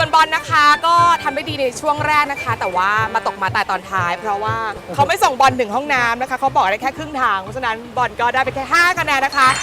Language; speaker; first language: Thai; native; Thai